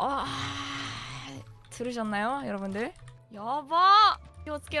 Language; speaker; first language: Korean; non-native, fluent; Japanese